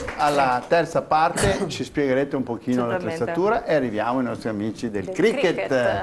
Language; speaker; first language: Italian; native; Italian